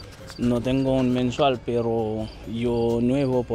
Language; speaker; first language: Spanish; non-native, learner; Haitian Creole